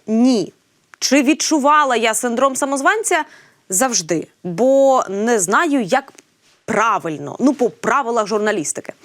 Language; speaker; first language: Ukrainian; native; Ukrainian